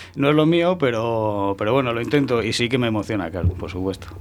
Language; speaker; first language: Spanish; native; Spanish